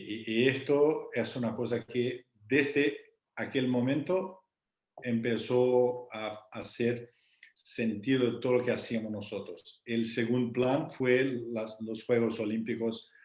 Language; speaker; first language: Spanish; non-native, fluent; Portuguese